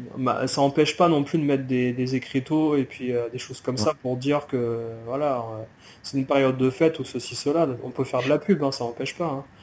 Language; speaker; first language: French; native; French